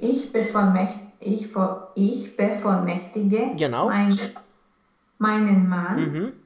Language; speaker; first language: German; non-native, learner; Romanian